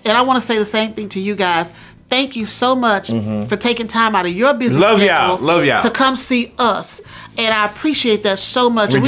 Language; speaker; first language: English; native; English